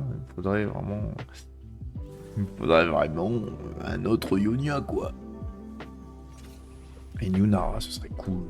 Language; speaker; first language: French; native; French